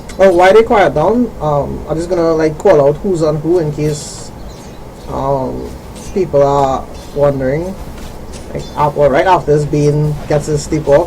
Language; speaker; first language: English; native; English